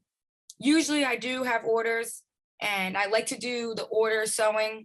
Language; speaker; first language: English; native; English